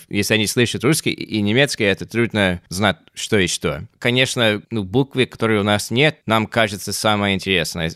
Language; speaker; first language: Russian; non-native, fluent; English